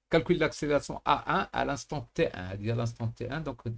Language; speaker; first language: French; non-native, local second language; Arabic